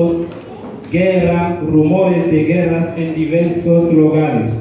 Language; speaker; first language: Spanish; non-native, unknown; Haitian Creole